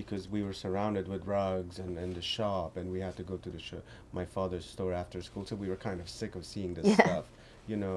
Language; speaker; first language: English; early bilingual, other home language; Persian